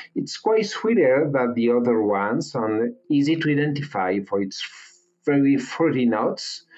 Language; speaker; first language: English; non-native, learner; French